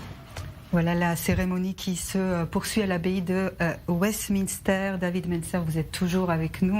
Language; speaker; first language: French; native; French